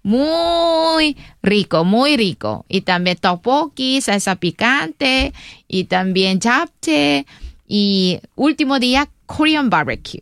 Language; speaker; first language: Spanish; non-native, learner; Korean